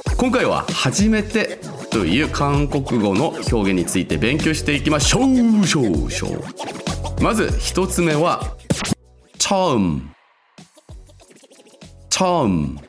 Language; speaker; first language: Japanese; non-native, local second language; Korean